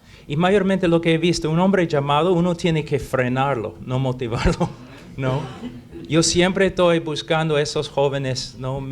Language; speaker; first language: Spanish; non-native, fluent; English